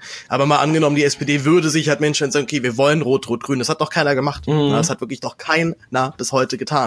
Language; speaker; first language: German; native; German